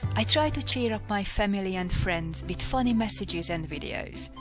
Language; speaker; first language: English; non-native, fluent; Hungarian